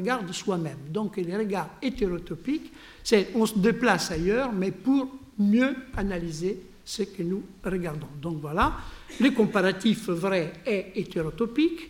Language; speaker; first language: French; non-native, fluent; Italian